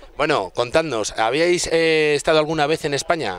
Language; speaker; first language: Spanish; native; Spanish